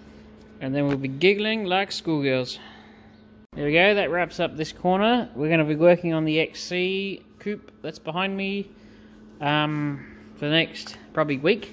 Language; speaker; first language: English; native; English